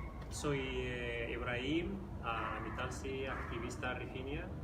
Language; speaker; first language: Spanish; non-native, fluent; Riffian